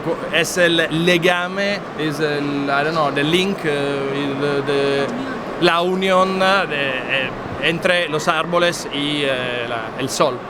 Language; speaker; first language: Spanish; non-native, fluent; Italian